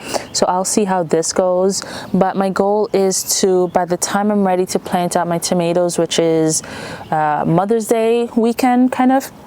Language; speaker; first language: English; native; English